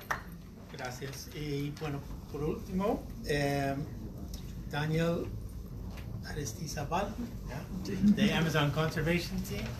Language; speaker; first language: Spanish; non-native, fluent; English